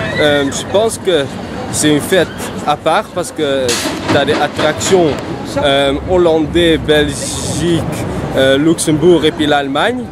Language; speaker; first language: French; non-native, learner; Dutch